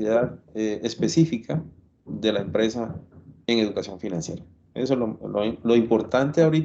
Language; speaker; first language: Spanish; native; Spanish